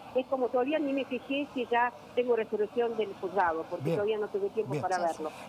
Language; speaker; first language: Spanish; non-native, fluent; Russian